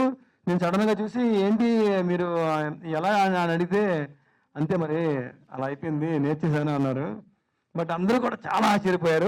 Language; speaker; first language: Telugu; native; Telugu